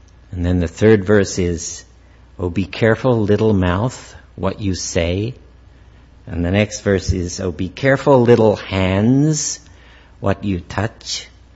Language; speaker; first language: English; native; English